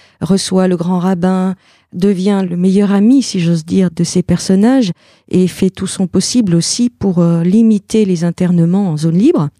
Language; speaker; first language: French; native; French